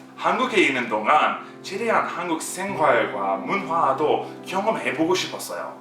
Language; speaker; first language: Korean; non-native, fluent; English